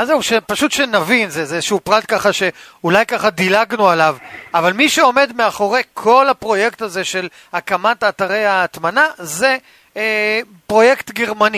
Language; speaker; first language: Hebrew; native; Hebrew